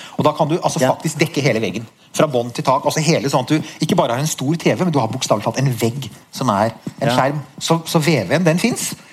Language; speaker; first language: Norwegian; native; Norwegian